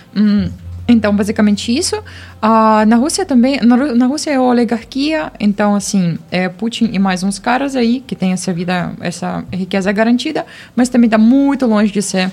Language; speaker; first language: Portuguese; non-native, fluent; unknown